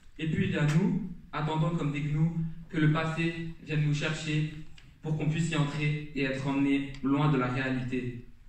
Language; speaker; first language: French; native; French